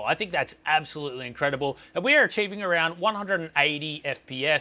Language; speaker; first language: English; native; English